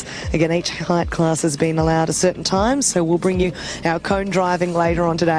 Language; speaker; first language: English; native; English